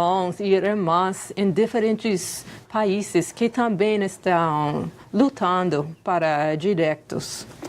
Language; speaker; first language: Portuguese; non-native, fluent; English